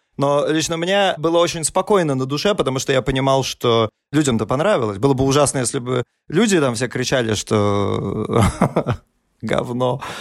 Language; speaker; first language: Russian; native; Russian